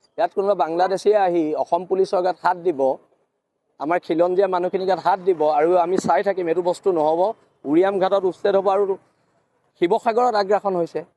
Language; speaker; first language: Assamese; native; Assamese